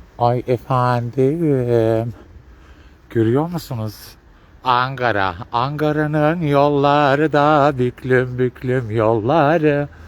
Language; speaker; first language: Turkish; native; Turkish